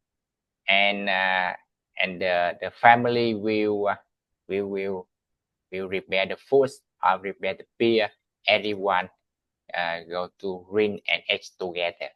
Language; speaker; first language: English; non-native, learner; Vietnamese